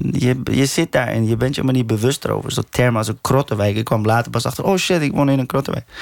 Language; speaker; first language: Dutch; early bilingual, other home language; Persian